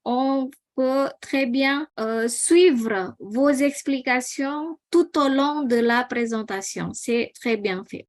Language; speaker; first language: French; non-native, fluent; Indonesian